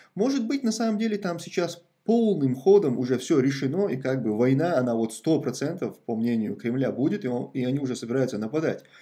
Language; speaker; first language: Russian; non-native, local second language; Chechen